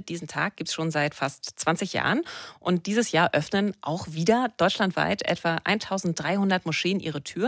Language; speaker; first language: German; native; German